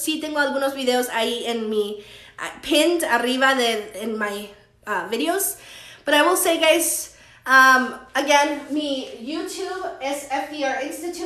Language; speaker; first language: Spanish; early bilingual, heritage; Spanish